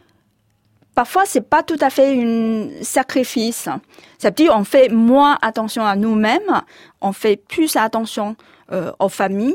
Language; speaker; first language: French; non-native, fluent; Chinese